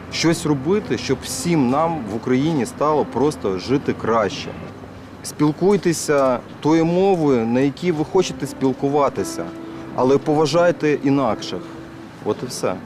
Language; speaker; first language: Ukrainian; non-native, local second language; Russian